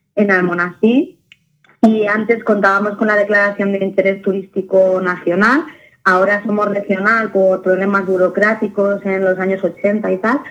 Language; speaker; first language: Spanish; native; Spanish